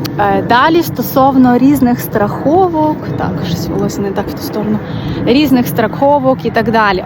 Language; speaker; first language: Ukrainian; non-native, local second language; Russian